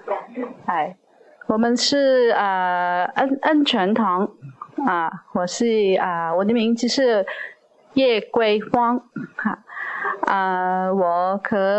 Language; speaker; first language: Chinese; non-native, local second language; Cantonese